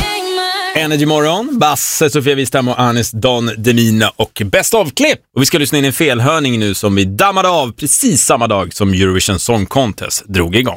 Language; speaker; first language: Swedish; native; Swedish